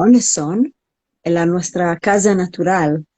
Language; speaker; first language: Spanish; non-native, learner; English